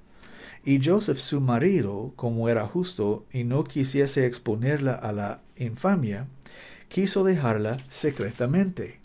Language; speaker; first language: Spanish; non-native, learner; English